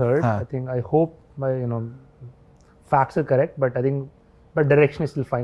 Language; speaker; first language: English; non-native, local second language; Hindi